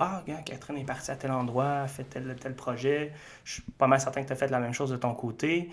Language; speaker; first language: French; native; French